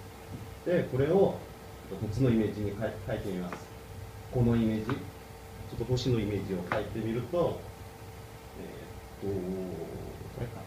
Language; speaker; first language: Japanese; non-native, fluent; Korean